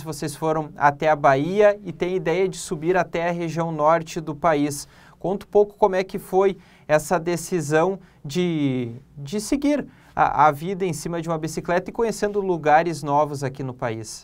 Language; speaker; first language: Portuguese; native; Portuguese